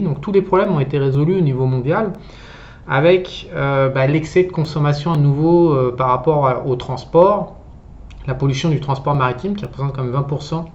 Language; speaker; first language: French; native; French